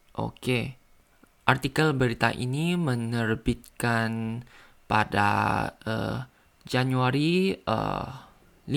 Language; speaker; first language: Indonesian; non-native, learner; Thai